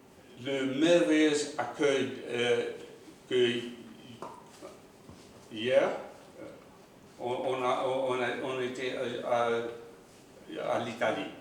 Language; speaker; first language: French; non-native, local second language; Morisyen